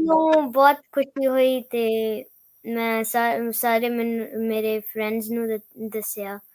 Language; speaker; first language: Punjabi; early bilingual, heritage; Punjabi